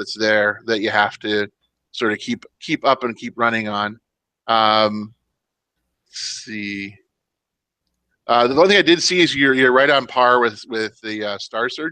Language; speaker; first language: English; native; English